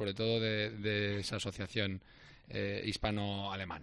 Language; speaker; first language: Spanish; native; Spanish